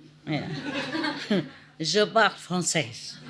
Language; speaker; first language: French; non-native, fluent; Vietnamese